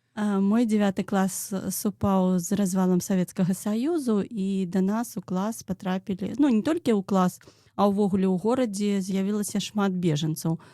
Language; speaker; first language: Belarusian; native; Belarusian